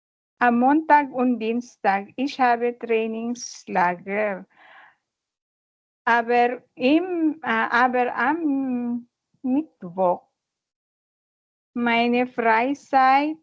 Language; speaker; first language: German; non-native, learner; Filipino